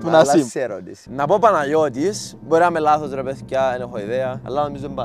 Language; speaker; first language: Greek; native; Greek